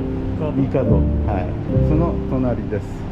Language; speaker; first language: Japanese; non-native, learner; Korean